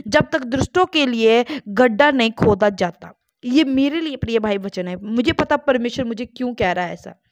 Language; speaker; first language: Hindi; non-native, local second language; Punjabi